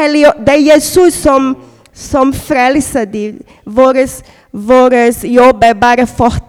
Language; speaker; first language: Norwegian; non-native, learner; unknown